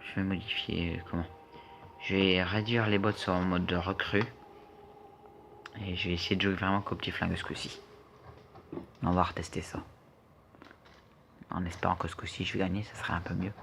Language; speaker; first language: French; native; French